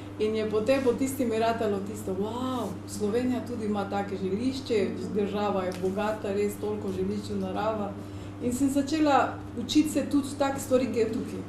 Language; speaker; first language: Slovenian; non-native, learner; Spanish